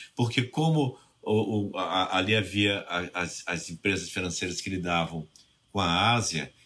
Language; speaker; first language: Portuguese; native; Portuguese